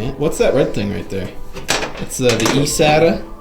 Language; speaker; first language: English; native; English